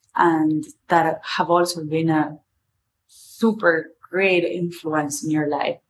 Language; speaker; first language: English; non-native, fluent; Spanish